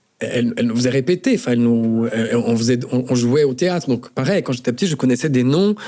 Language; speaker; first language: French; non-native, fluent; Portuguese